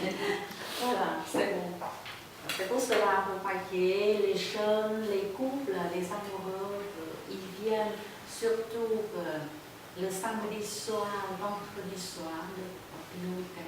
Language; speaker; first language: French; non-native, fluent; Vietnamese